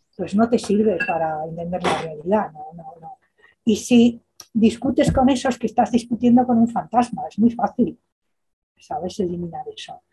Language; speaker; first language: Spanish; native; Spanish